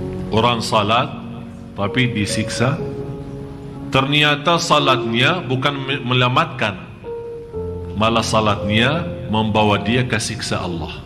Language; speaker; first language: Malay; non-native, fluent; Arabic